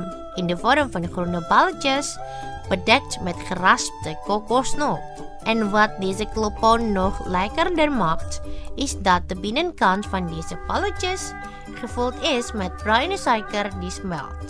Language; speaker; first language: Dutch; non-native, fluent; Indonesian